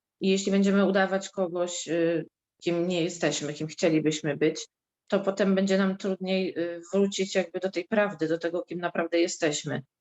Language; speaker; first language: Polish; native; Polish